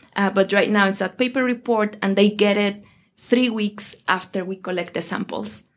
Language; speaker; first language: English; non-native, fluent; Spanish